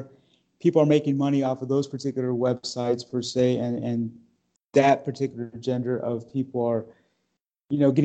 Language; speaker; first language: English; native; English